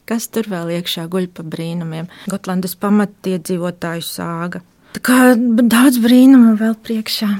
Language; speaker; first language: Latvian; native; Latvian